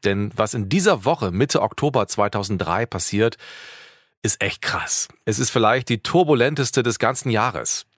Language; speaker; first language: German; native; German